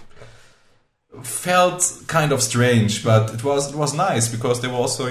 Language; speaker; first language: English; non-native, fluent; German